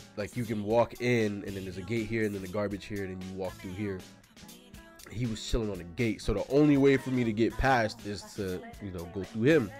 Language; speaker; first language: English; native; English